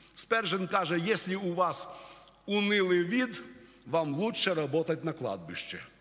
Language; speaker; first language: Russian; non-native, local second language; Ukrainian